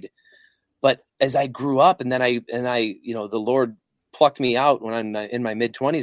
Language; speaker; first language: English; native; English